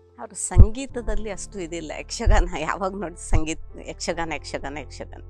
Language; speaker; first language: Kannada; non-native, local second language; Konkani